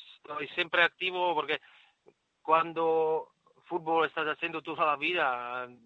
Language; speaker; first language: Spanish; non-native, fluent; Czech